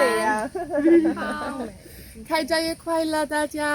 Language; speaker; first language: Chinese; non-native, fluent; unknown